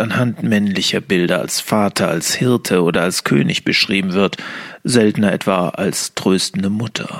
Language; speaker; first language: German; native; German